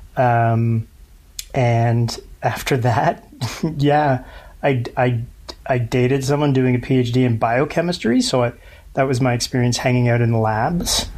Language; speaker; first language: English; native; English